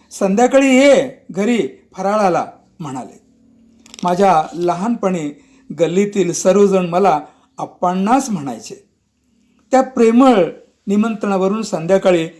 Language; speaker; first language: Marathi; non-native, local second language; Kannada